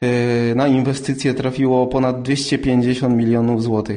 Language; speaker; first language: Polish; native; Polish